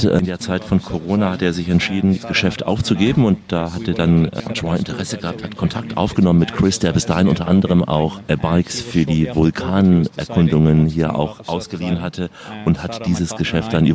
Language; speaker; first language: German; native; German